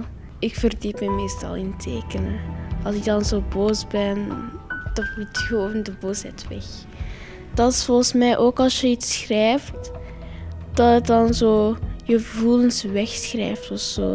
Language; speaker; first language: Dutch; early bilingual, other home language; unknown